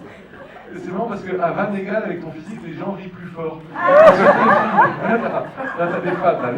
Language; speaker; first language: French; native; French